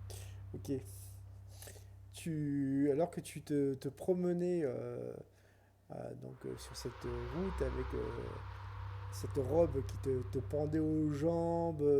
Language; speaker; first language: French; native; French